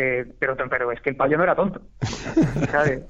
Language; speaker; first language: Spanish; native; Spanish